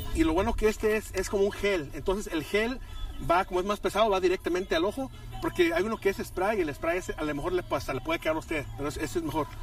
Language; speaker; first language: Spanish; early bilingual, heritage; Spanish